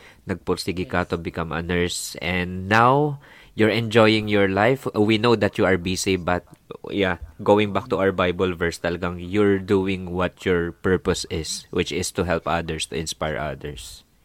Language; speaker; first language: English; non-native, local second language; Filipino